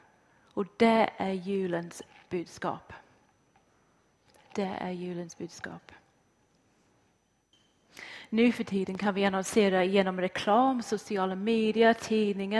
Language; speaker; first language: Swedish; non-native, fluent; English